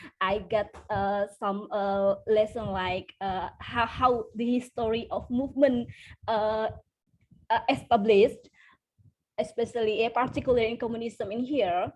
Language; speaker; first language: English; non-native, fluent; Indonesian